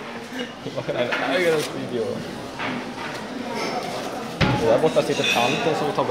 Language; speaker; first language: German; non-native, learner; Swedish